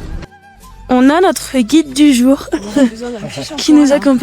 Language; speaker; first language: French; native; French